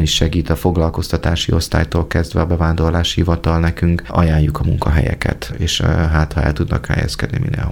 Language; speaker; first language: Hungarian; native; Hungarian